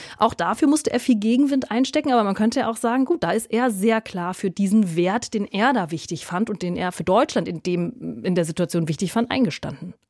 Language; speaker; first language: German; native; German